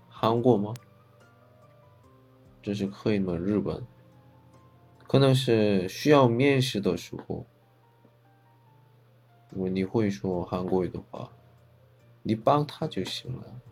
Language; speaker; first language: Chinese; non-native, fluent; Korean